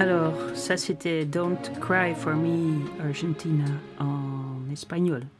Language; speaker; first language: French; non-native, fluent; Dutch